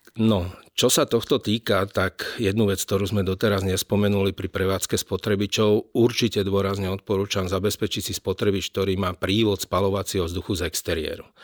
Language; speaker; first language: Slovak; native; Slovak